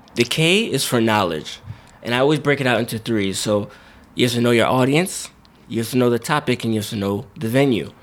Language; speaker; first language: English; native; English